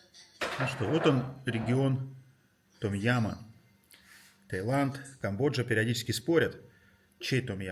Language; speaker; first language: Russian; native; Russian